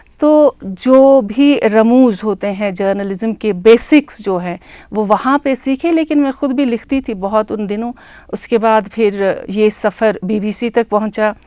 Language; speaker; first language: Urdu; non-native, local second language; Kashmiri